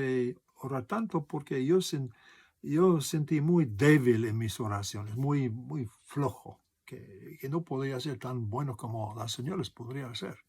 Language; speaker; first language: Spanish; non-native, fluent; English